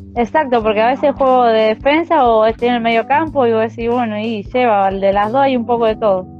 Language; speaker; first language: Spanish; native; Spanish